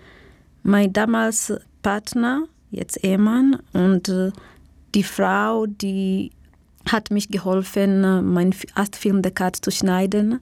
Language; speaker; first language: German; non-native, learner; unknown